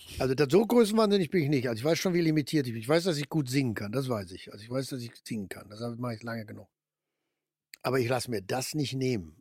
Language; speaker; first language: German; native; German